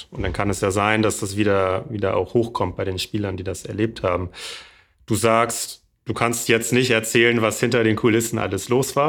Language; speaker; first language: German; native; German